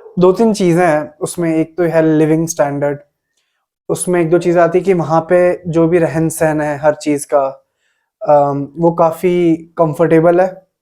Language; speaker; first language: Hindi; native; Hindi